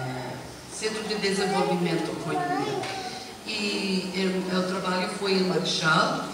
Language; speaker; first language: Portuguese; non-native, learner; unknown